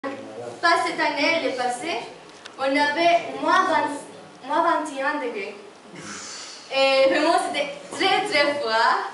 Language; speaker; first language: French; non-native, learner; Spanish